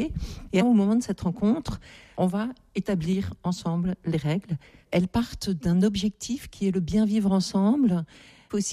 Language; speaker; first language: French; native; French